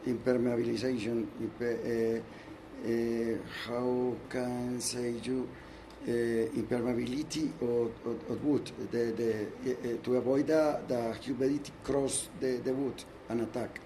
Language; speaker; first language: English; non-native, learner; Spanish